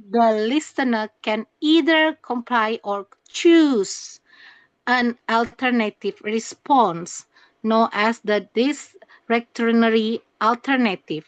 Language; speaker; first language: English; non-native, learner; Indonesian